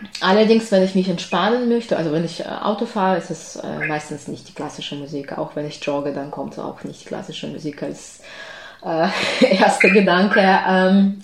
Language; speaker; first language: German; non-native, fluent; Ukrainian